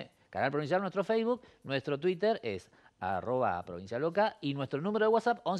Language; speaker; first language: Spanish; native; Spanish